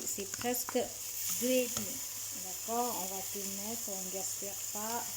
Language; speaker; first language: French; non-native, fluent; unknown